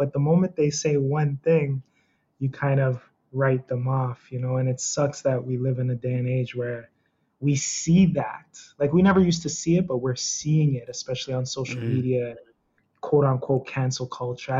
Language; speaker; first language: English; native; English